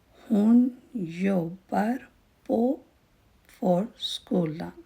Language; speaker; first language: Swedish; non-native, fluent; Urdu